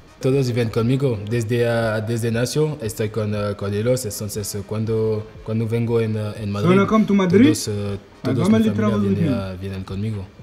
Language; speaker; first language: Spanish; non-native, learner; French